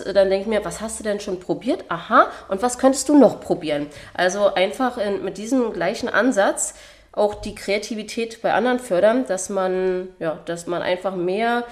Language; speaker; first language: German; native; German